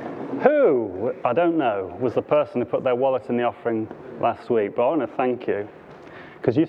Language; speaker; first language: English; native; English